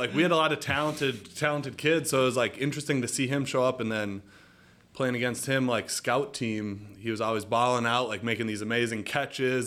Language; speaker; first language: English; native; English